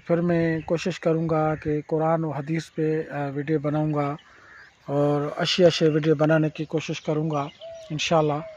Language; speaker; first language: Urdu; non-native, local second language; Sindhi